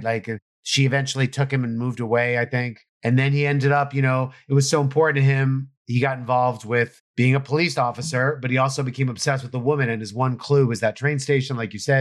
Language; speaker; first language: English; native; English